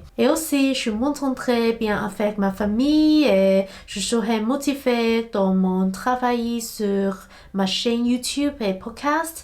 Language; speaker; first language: French; non-native, learner; Cantonese